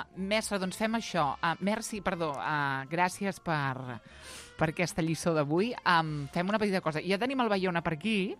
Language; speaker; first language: Catalan; native; Catalan